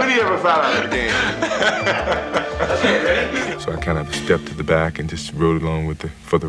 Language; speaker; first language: English; native; English